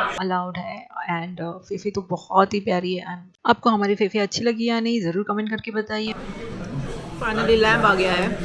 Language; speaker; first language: Hindi; non-native, local second language; Marathi